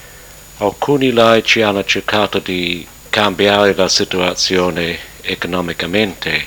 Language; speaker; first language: Italian; non-native, learner; English